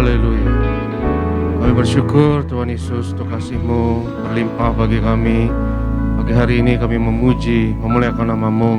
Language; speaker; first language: Indonesian; native; Indonesian